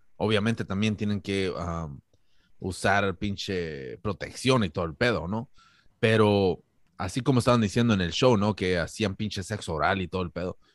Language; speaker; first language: Spanish; native; Spanish